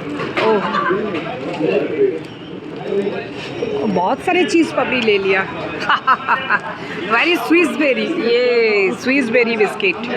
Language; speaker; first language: Hindi; non-native, local second language; Bangla